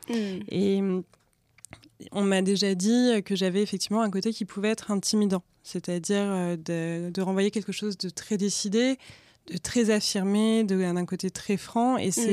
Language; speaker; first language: French; native; French